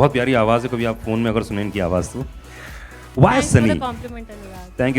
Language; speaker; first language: Hindi; native; Hindi